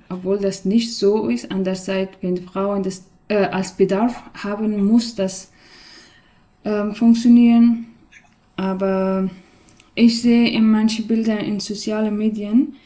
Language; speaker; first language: German; non-native, learner; Persian